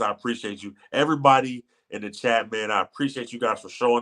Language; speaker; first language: English; native; English